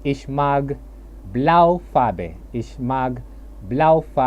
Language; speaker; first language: German; non-native, learner; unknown